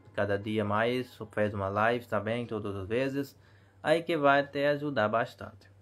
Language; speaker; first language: Portuguese; non-native, learner; Hindi